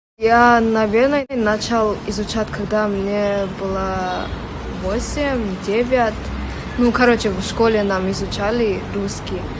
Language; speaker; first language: Russian; non-native, local second language; English